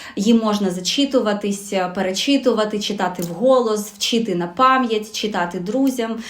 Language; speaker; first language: Ukrainian; non-native, local second language; Russian